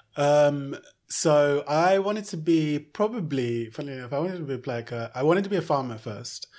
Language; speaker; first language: English; early bilingual, other home language; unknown